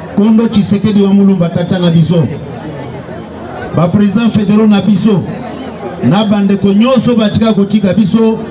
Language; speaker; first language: Lingala; non-native, local second language; Luba-Lulua